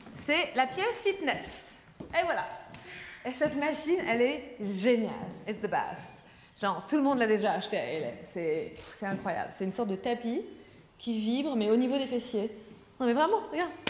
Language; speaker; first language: French; native; French